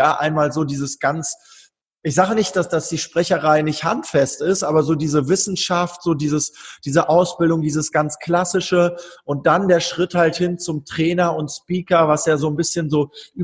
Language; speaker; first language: German; native; German